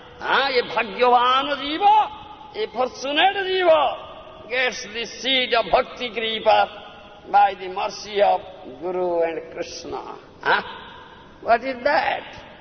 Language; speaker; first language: English; non-native, local second language; Odia